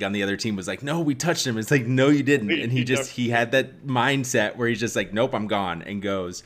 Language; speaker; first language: English; native; English